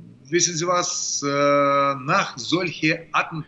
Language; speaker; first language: German; non-native, fluent; Russian